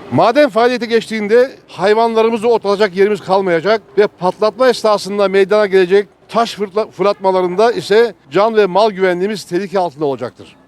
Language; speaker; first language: Turkish; native; Turkish